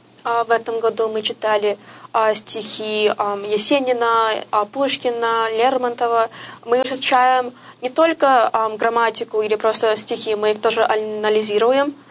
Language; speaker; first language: Russian; early bilingual, heritage; Russian